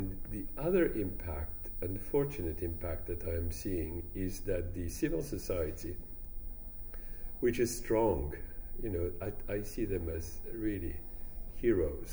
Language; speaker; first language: English; non-native, fluent; French